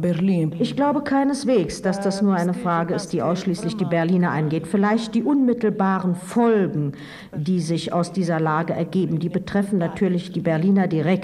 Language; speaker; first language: German; native; German